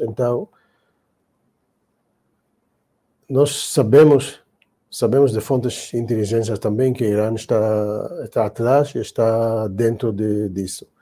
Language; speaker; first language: Portuguese; non-native, fluent; Hebrew